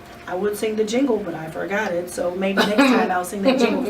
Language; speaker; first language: English; native; English